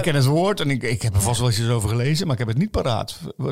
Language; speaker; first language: Dutch; native; Dutch